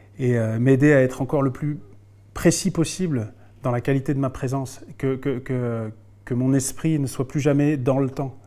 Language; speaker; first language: French; native; French